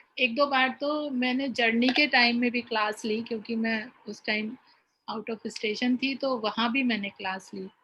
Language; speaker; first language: Hindi; native; Hindi